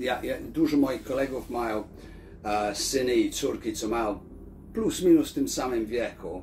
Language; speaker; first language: Polish; early bilingual, heritage; Polish